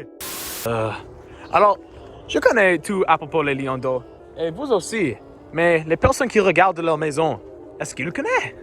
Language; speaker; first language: French; non-native, learner; English